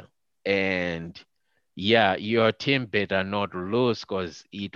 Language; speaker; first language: English; non-native, local second language; Nyanja